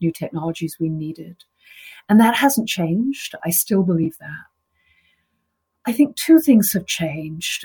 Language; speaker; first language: English; native; English